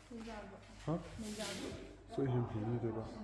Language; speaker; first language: Chinese; non-native, learner; English